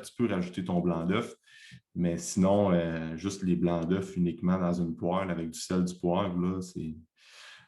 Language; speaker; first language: French; native; French